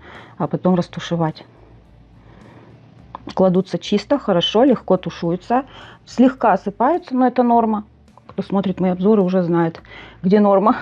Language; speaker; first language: Russian; native; Russian